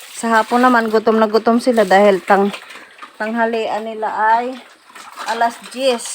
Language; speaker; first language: Filipino; non-native, local second language; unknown